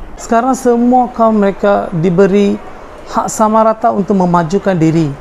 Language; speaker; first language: Malay; non-native, local second language; Tamil